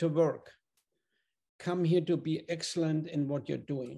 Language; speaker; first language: English; non-native, fluent; German